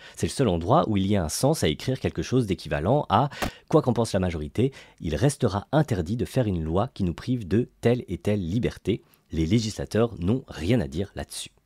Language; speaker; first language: French; native; French